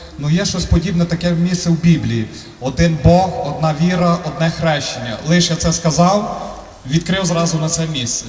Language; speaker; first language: Ukrainian; native; Ukrainian